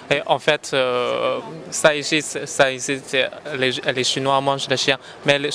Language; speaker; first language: French; non-native, learner; Chinese